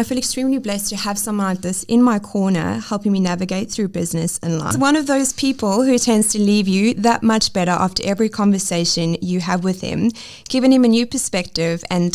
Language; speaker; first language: English; native; English